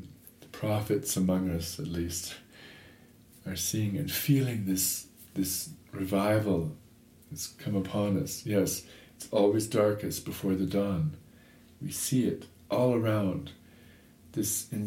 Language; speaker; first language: English; native; English